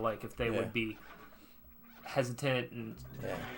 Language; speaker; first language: English; native; English